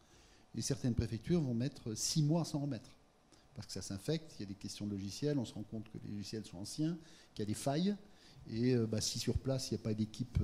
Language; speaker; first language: French; native; French